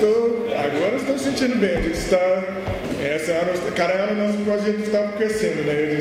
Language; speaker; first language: Portuguese; non-native, learner; English